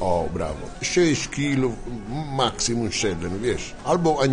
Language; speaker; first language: Polish; non-native, learner; Italian